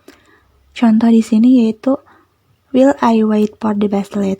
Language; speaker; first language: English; non-native, learner; Indonesian